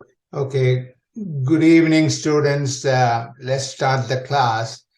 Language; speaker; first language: English; non-native, fluent; Tamil